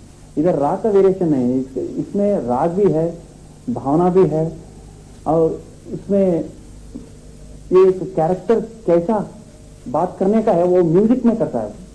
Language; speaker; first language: Hindi; non-native, local second language; Kannada